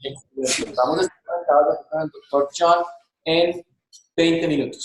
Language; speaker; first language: Spanish; native; Spanish